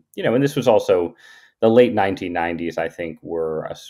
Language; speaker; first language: English; native; English